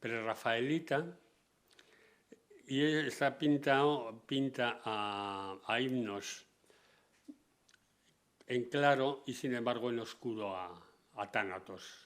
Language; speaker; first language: Spanish; native; Spanish